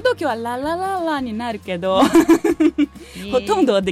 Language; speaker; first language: Japanese; non-native, learner; Portuguese